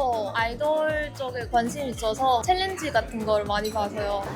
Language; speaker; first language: Korean; non-native, learner; Chinese